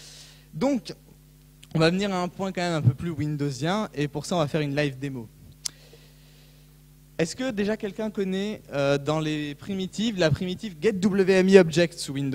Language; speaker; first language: French; native; French